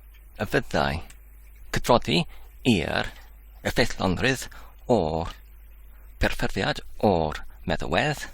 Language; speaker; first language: Welsh; non-native, fluent; English